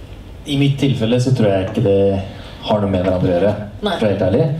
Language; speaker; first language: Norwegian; native; Norwegian